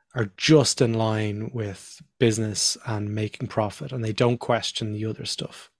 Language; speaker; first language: English; native; English